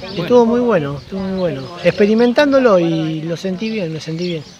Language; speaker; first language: Spanish; native; Spanish